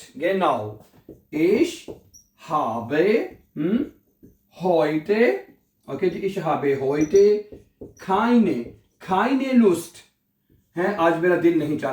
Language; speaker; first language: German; non-native, fluent; Urdu